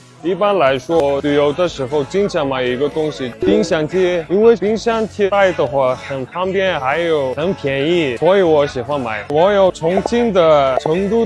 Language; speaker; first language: Chinese; non-native, fluent; Mongolian